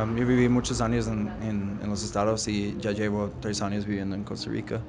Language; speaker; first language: Spanish; non-native, learner; English